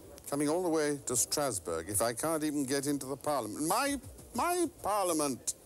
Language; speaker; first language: English; native; English